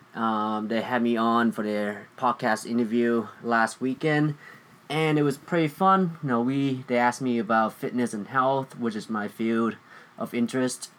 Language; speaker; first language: English; early bilingual, other home language; Vietnamese